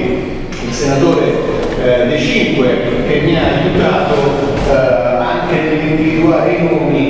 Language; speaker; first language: Italian; native; Italian